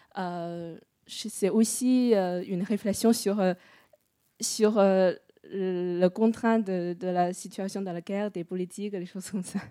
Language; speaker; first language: French; non-native, fluent; Chinese